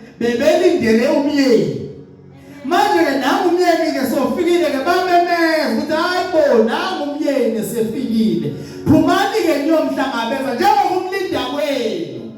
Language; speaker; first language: Zulu; native; Zulu